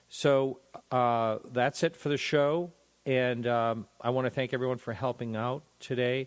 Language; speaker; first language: English; native; English